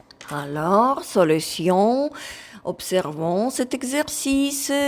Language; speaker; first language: French; non-native, fluent; Ukrainian